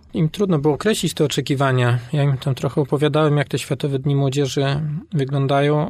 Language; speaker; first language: Polish; native; Polish